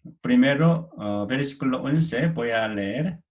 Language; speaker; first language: Spanish; non-native, fluent; Korean